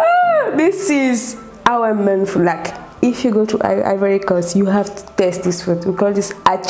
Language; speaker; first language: English; non-native, local second language; French